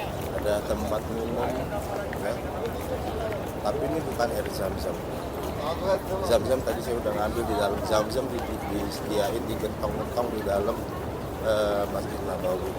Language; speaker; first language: Indonesian; native; Indonesian